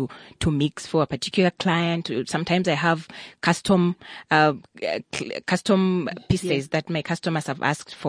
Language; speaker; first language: English; non-native, local second language; Ganda